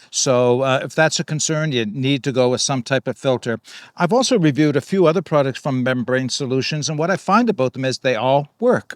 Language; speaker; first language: English; native; English